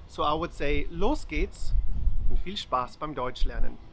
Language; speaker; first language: German; non-native, fluent; English